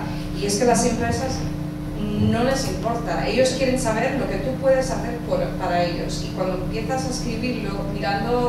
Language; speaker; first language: Spanish; early bilingual, heritage; English